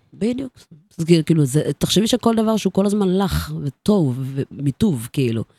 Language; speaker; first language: Hebrew; early bilingual, other home language; Amharic